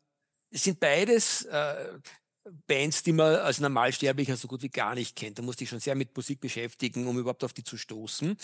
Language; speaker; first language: German; native; German